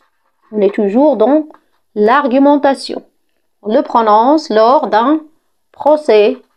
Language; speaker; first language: French; non-native, local second language; Arabic